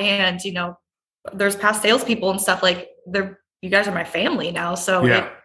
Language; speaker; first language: English; native; English